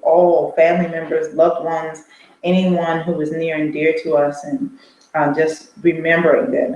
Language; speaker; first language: English; native; English